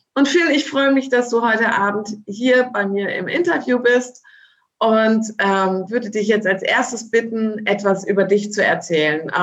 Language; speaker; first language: German; native; German